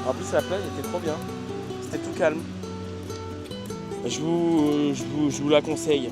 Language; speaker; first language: French; native; French